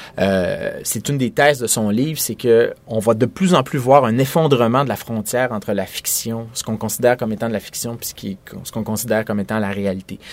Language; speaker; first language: French; native; French